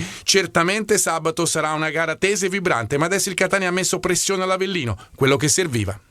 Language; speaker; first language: Italian; native; Italian